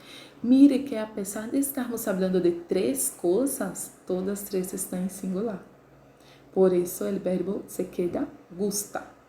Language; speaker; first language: Spanish; non-native, learner; Portuguese